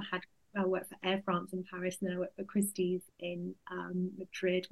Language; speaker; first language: English; native; English